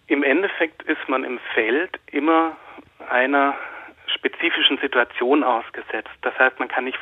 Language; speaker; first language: German; native; German